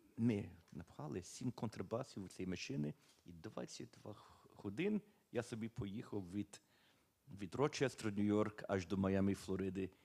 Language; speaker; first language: Ukrainian; early bilingual, heritage; Ukrainian